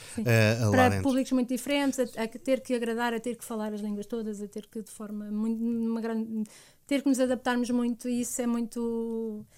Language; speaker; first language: Portuguese; native; Portuguese